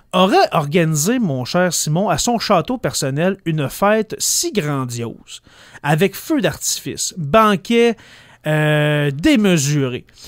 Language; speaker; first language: French; native; French